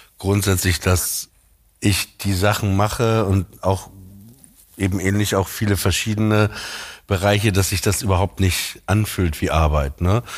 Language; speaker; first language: German; native; German